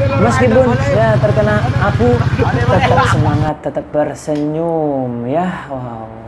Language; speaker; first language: Indonesian; native; Indonesian